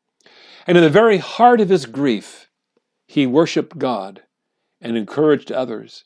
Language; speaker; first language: English; native; English